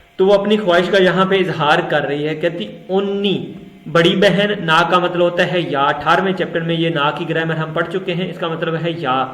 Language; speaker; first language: Urdu; non-native, local second language; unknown